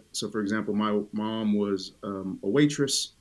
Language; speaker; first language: English; early bilingual, other home language; Tongan